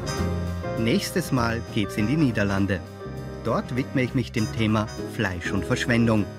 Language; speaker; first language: German; native; German